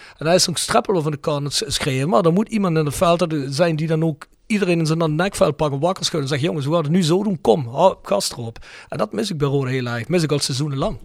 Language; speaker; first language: Dutch; native; Dutch